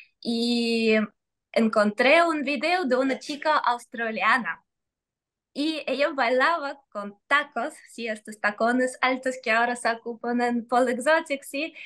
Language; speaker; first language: Spanish; non-native, fluent; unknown